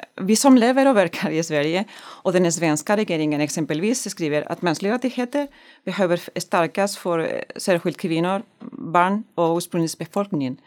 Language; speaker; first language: Swedish; non-native, learner; Spanish